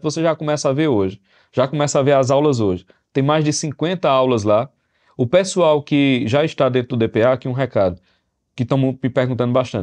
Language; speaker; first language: Portuguese; native; Portuguese